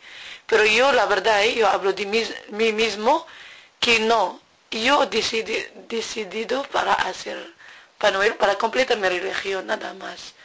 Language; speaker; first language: Spanish; non-native, learner; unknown